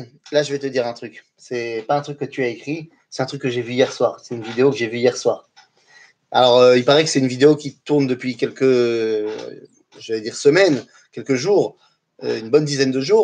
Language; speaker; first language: French; native; French